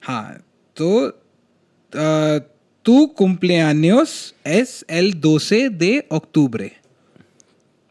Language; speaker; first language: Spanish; non-native, learner; Hindi